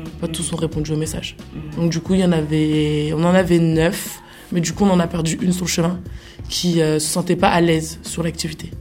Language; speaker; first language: French; native; French